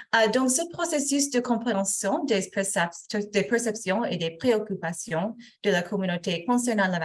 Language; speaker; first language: French; non-native, fluent; English